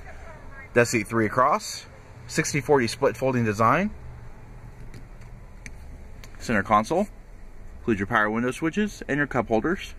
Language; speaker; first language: English; native; English